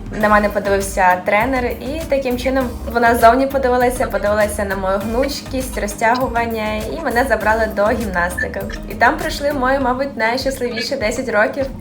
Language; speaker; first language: Ukrainian; native; Ukrainian